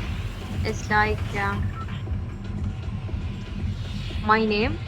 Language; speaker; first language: English; non-native, learner; Arabic